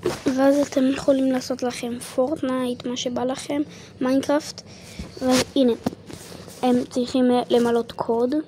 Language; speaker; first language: Hebrew; native; Hebrew